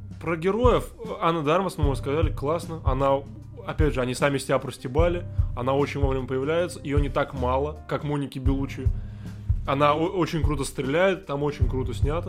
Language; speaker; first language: Russian; native; Russian